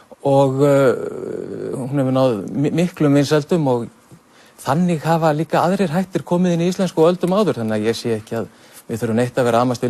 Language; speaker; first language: Icelandic; native; Icelandic